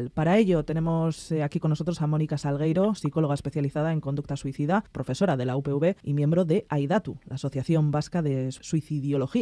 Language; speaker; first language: Spanish; native; Spanish